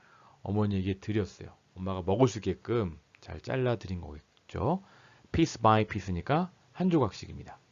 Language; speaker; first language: Korean; native; Korean